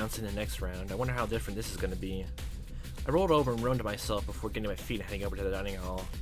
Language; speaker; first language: English; native; English